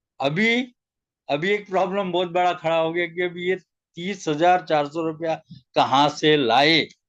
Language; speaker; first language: Hindi; non-native, local second language; Marathi